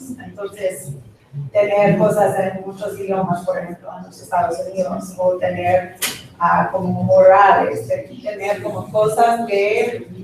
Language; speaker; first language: Spanish; non-native, fluent; English